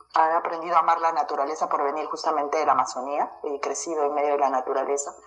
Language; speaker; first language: Spanish; native; Spanish